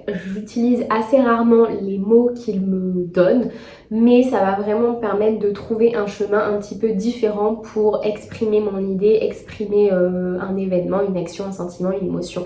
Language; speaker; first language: French; native; French